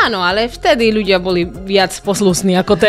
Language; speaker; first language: Slovak; non-native, fluent; Spanish